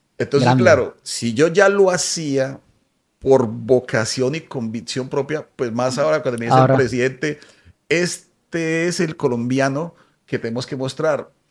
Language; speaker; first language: Spanish; native; Spanish